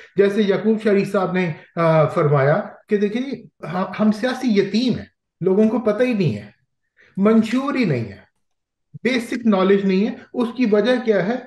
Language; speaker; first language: Urdu; non-native, local second language; Punjabi